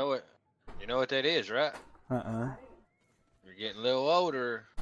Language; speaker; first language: English; native; English